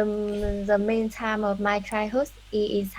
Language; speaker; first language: English; non-native, learner; Vietnamese